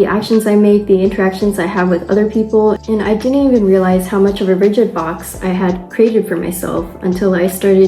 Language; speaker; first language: English; native; English